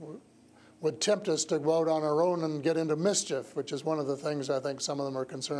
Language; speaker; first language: English; native; English